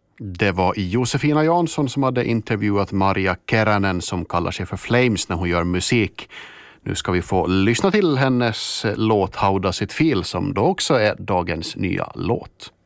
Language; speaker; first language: Swedish; native; Swedish